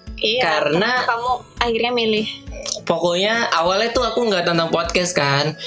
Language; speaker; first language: Indonesian; native; Indonesian